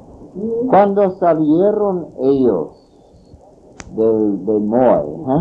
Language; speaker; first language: Spanish; non-native, fluent; English